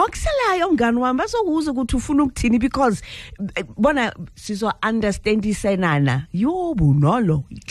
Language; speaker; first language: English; non-native, local second language; Zulu